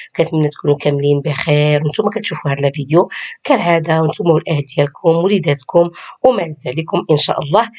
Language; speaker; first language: Arabic; native; Arabic